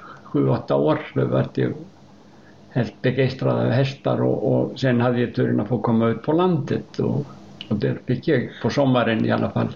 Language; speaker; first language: Swedish; non-native, fluent; Icelandic